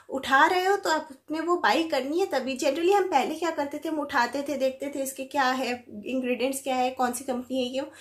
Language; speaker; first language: Hindi; native; Hindi